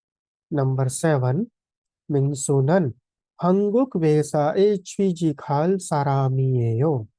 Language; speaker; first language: Korean; non-native, fluent; Hindi